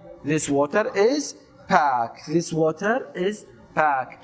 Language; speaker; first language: English; non-native, fluent; Arabic